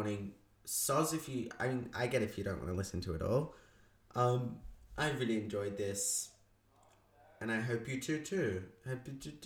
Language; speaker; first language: English; native; English